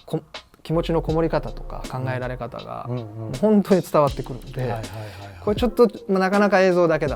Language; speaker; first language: Japanese; native; Japanese